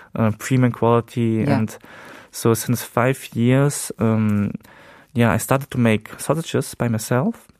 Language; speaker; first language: English; early bilingual, heritage; Korean